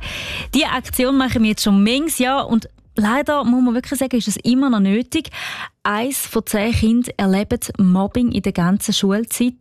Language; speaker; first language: German; native; German